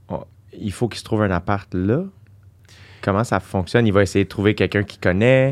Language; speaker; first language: French; native; French